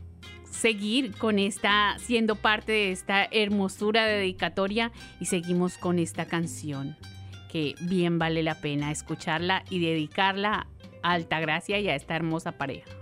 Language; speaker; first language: Spanish; native; Spanish